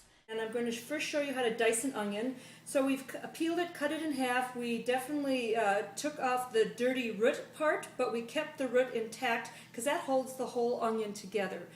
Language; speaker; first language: English; native; English